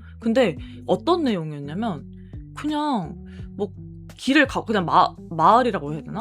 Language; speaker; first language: Korean; native; Korean